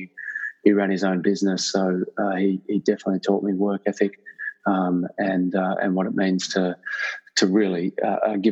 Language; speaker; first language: English; native; English